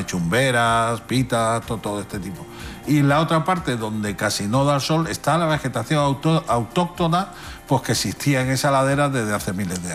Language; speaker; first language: Spanish; native; Spanish